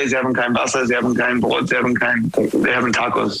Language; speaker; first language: German; non-native, learner; English